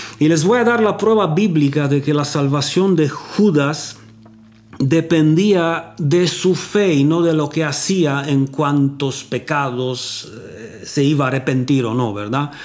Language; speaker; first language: Spanish; non-native, fluent; Romanian